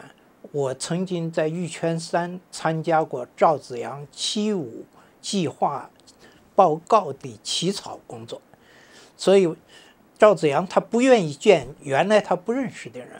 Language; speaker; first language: Chinese; native; Chinese